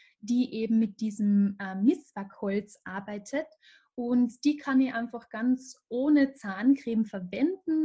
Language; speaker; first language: German; native; German